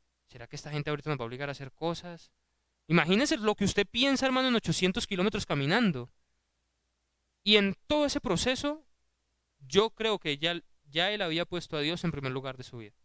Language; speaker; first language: Spanish; native; Spanish